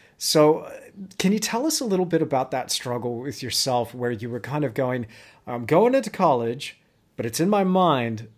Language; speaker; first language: English; native; English